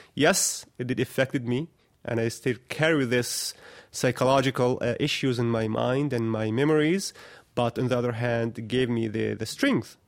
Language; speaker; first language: English; non-native, fluent; Arabic